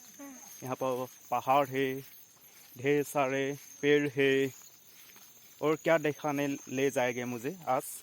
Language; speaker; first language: Hindi; non-native, local second language; Assamese